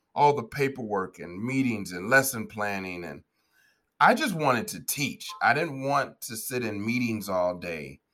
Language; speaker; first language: English; native; English